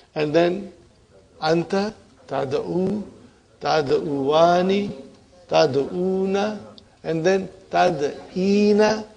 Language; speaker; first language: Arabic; non-native, fluent; Urdu